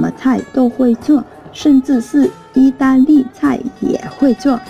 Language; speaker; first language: Chinese; non-native, fluent; Vietnamese